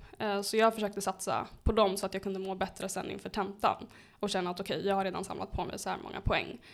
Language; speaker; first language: Swedish; native; Swedish